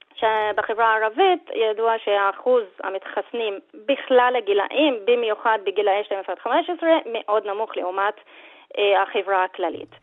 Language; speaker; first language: Hebrew; non-native, local second language; Arabic